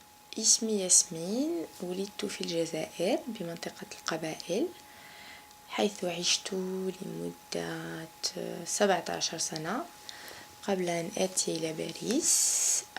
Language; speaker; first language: Arabic; non-native, local second language; Kabyle